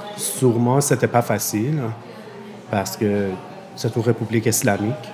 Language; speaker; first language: French; non-native, learner; Persian